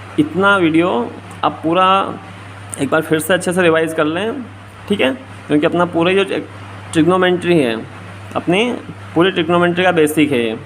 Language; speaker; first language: Hindi; native; Hindi